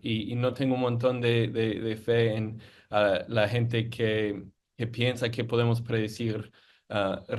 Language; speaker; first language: Spanish; non-native, fluent; English